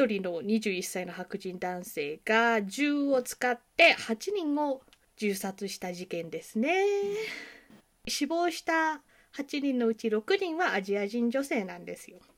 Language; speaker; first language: Japanese; native; Japanese